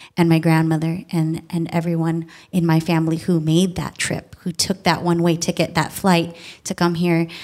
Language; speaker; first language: English; early bilingual, other home language; Filipino